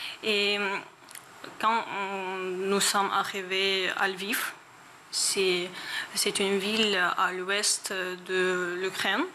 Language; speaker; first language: French; non-native, learner; Ukrainian